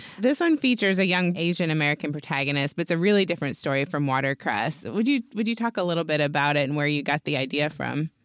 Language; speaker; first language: English; native; English